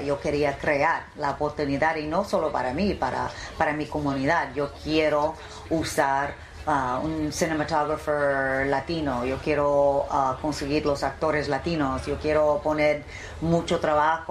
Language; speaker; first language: Spanish; early bilingual, heritage; English